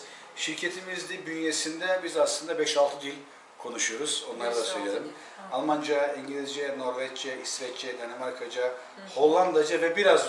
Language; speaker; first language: Turkish; native; Turkish